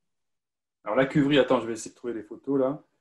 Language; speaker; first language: French; native; French